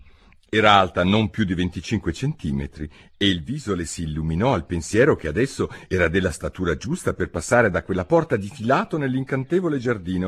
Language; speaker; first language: Italian; native; Italian